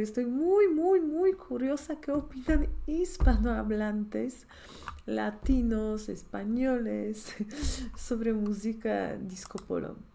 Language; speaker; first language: Spanish; non-native, fluent; Polish